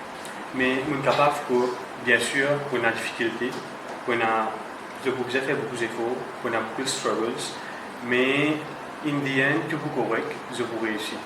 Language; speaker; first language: French; non-native, local second language; Morisyen